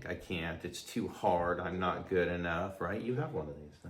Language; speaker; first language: English; native; English